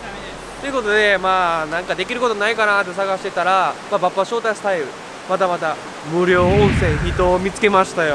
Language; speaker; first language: Japanese; native; Japanese